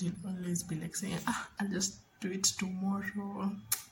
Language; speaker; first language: English; non-native, local second language; Swahili